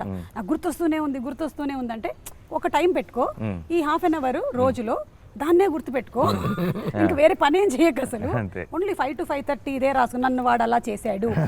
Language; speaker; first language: Telugu; native; Telugu